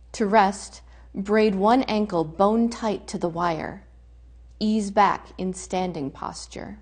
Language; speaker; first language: English; native; English